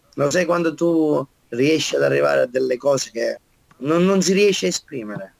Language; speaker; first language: Italian; native; Italian